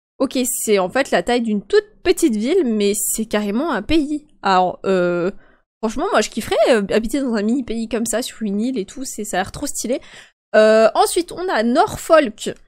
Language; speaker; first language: French; early bilingual, other home language; Polish